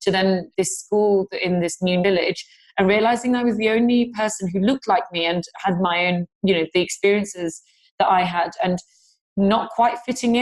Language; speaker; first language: English; non-native, local second language; Gujarati